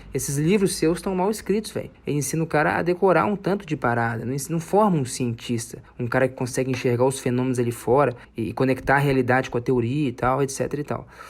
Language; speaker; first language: Portuguese; native; Portuguese